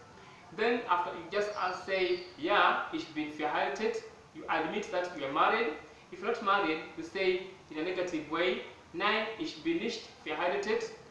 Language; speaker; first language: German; non-native, fluent; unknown